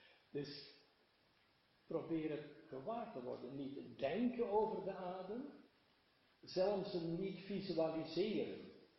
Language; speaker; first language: Dutch; native; Dutch